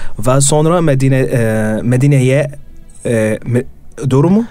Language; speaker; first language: Turkish; non-native, learner; Arabic